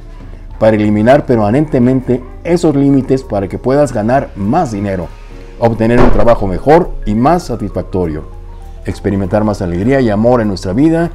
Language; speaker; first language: Spanish; native; Spanish